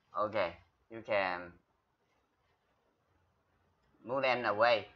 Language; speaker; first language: English; non-native, fluent; Chinese